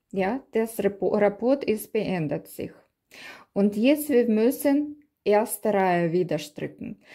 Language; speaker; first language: German; non-native, learner; Russian